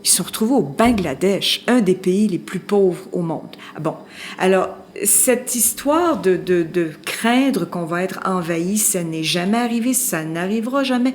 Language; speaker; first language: French; native; French